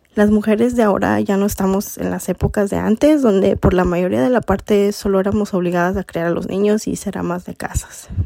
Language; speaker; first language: Spanish; early bilingual, heritage; Spanish